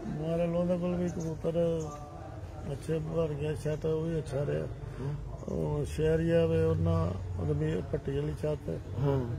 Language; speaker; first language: Punjabi; native; Punjabi